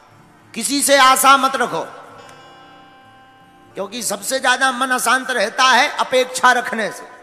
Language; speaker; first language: Hindi; native; Hindi